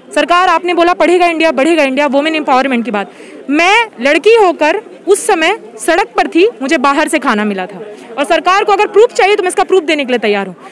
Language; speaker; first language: Hindi; native; Hindi